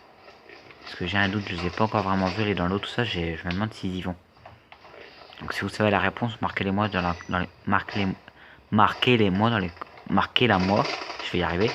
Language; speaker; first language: French; native; French